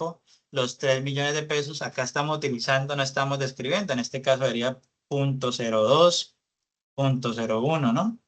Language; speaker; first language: Spanish; native; Spanish